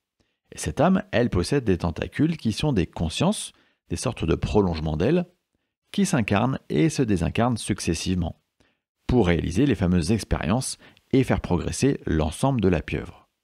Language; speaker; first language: French; native; French